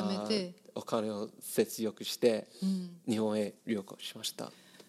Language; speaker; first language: Japanese; non-native, learner; English